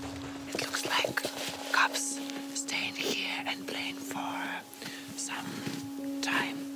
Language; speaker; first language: English; non-native, learner; Russian